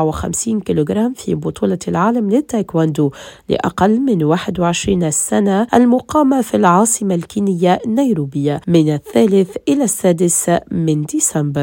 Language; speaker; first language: Arabic; native; Arabic